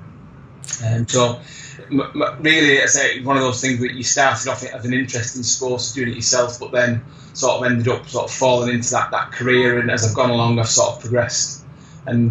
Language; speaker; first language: English; native; English